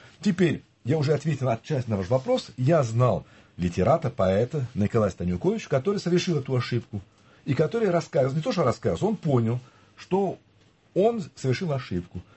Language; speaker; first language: Russian; non-native, fluent; French